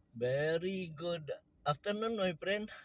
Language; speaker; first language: English; non-native, local second language; Malay